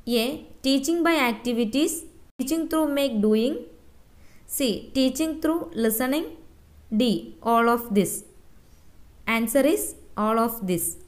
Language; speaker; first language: English; non-native, local second language; Malayalam